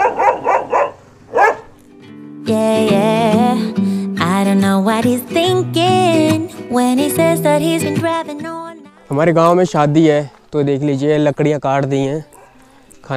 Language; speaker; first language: Hindi; native; Hindi